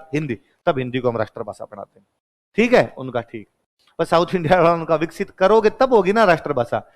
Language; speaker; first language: Hindi; non-native, local second language; Marwari